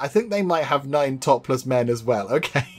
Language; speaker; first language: English; native; English